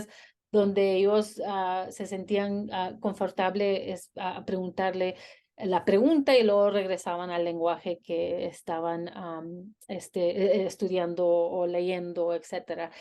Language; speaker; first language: Spanish; early bilingual, heritage; Spanish